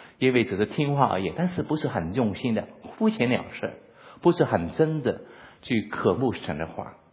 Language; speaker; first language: Chinese; non-native, local second language; Cantonese